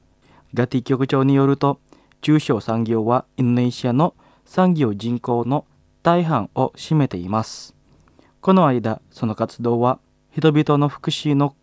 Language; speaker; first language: Japanese; non-native, fluent; Indonesian